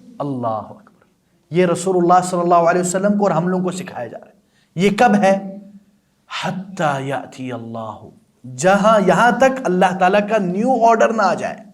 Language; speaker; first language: Urdu; non-native, local second language; Balti